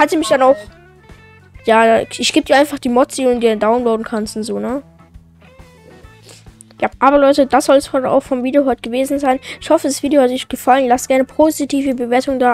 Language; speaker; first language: German; native; German